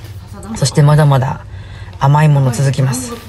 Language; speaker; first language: Japanese; native; Japanese